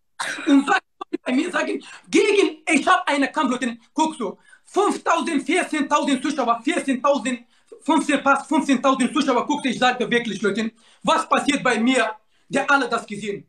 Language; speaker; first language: German; non-native, learner; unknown